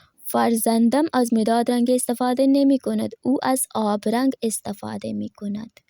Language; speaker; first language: Persian; non-native, fluent; Urdu